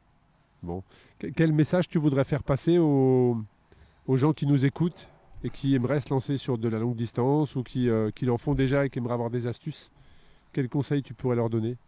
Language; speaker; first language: French; native; French